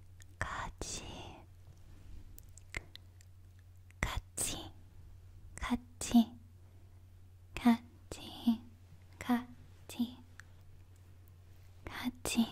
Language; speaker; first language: Japanese; non-native, learner; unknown